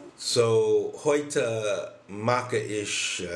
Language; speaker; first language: German; non-native, learner; English